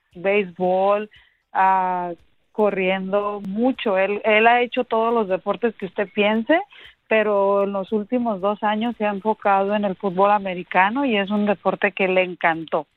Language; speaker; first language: Spanish; native; Spanish